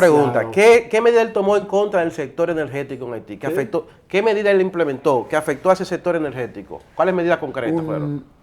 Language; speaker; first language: Spanish; native; Spanish